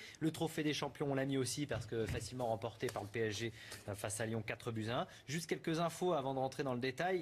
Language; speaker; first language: French; native; French